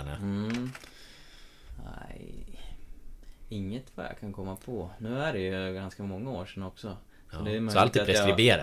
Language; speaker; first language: Swedish; native; Swedish